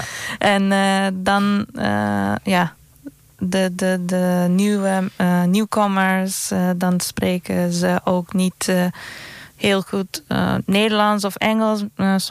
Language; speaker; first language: Dutch; non-native, fluent; Turkish